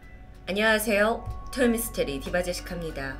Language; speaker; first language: Korean; native; Korean